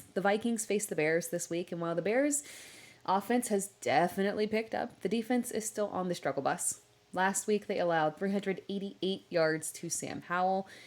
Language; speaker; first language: English; native; English